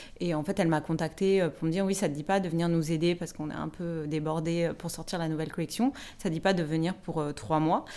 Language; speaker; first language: French; native; French